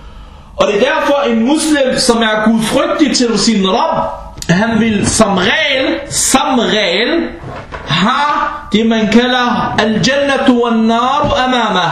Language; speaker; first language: Danish; non-native, fluent; Arabic